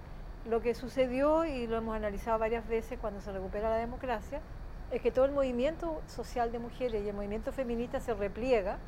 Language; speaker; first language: Spanish; native; Spanish